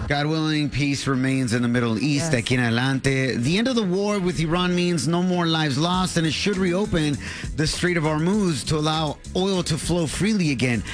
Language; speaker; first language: English; early bilingual, other home language; Spanish